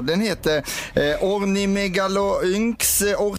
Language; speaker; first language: Swedish; native; Swedish